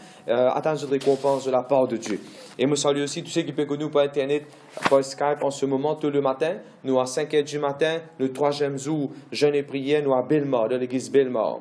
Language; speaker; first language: French; non-native, local second language; Morisyen